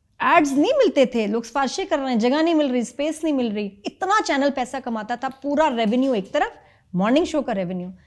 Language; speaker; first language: Urdu; native; Urdu